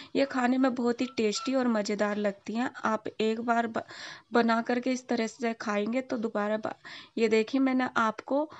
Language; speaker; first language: Hindi; native; Hindi